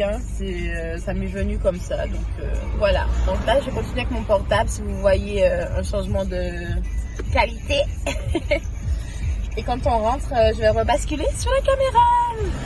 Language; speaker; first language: French; native; French